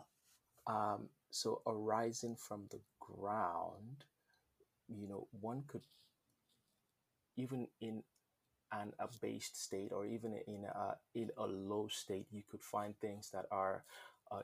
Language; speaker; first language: English; non-native, local second language; Yoruba